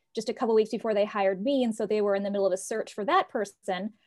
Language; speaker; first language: English; early bilingual, other home language; Portuguese